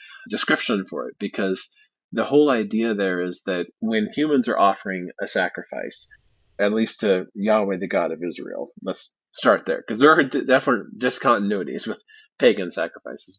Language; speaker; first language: English; native; English